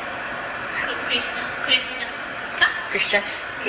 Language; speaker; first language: Japanese; native; Japanese